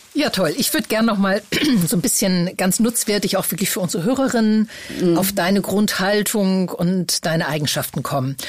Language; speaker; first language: German; native; German